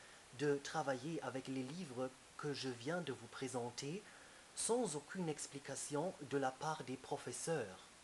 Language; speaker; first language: French; non-native, fluent; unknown